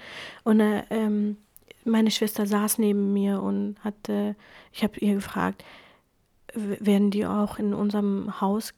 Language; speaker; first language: German; non-native, fluent; Kurdish